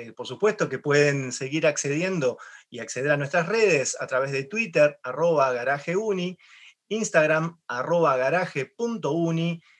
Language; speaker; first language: Spanish; native; Spanish